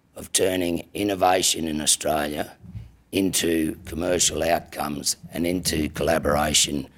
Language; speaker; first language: English; native; English